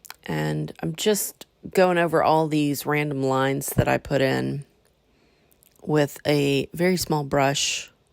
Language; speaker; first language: English; native; English